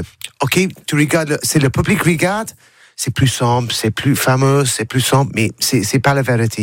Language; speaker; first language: French; non-native, learner; English